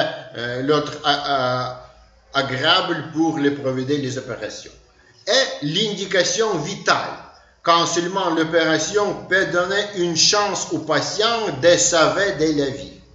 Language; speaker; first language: French; non-native, learner; Ukrainian